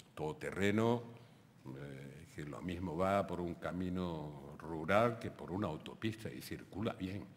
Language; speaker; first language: Spanish; native; Spanish